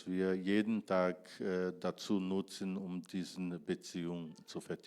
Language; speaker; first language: German; non-native, fluent; Portuguese